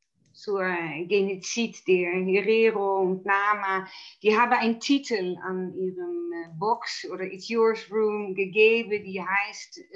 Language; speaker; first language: German; non-native, fluent; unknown